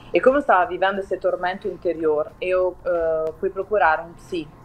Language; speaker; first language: Portuguese; non-native, fluent; Italian